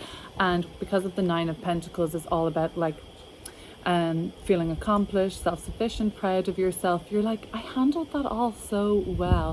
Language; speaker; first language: English; native; English